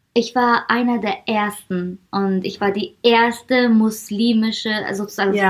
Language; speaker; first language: German; early bilingual, heritage; Persian